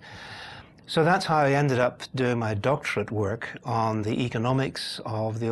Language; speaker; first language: English; native; English